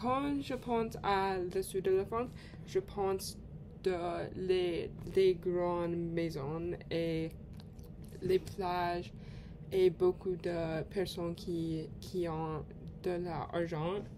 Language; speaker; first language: French; non-native, learner; English